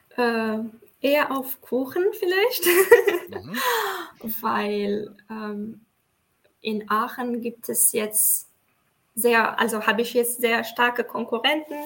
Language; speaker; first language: German; non-native, fluent; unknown